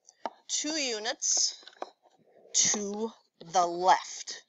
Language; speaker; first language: English; native; English